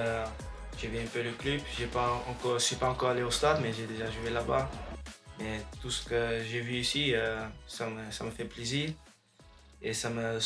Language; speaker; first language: French; non-native, learner; Dutch